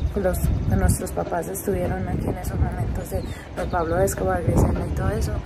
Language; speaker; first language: Spanish; early bilingual, heritage; Spanish